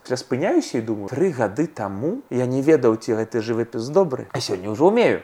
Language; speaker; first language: Belarusian; native; Belarusian